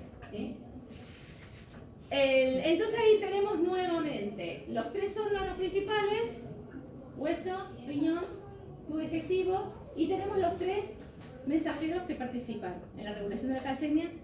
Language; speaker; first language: Spanish; native; Spanish